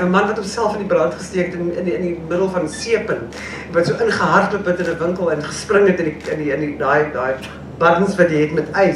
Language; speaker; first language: Afrikaans; non-native, local second language; English